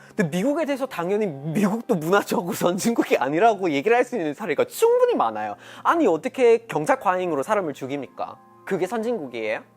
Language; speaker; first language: Korean; non-native, fluent; English